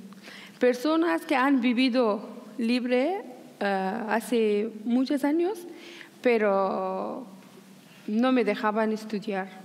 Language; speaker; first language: Spanish; non-native, learner; Persian